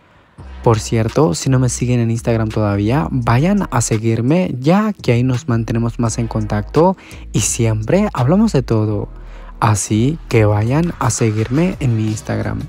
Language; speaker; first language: Spanish; native; Spanish